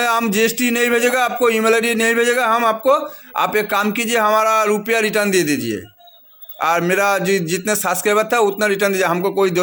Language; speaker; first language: Hindi; non-native, local second language; Bangla